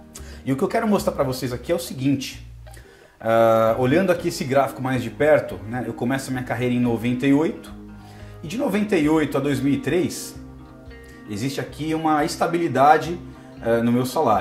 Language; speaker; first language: Portuguese; native; Portuguese